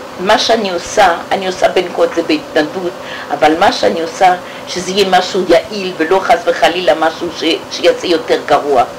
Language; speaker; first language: Hebrew; non-native, fluent; French